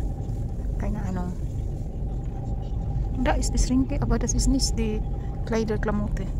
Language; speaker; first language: German; non-native, learner; Filipino